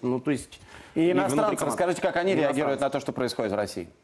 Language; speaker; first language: Russian; native; Russian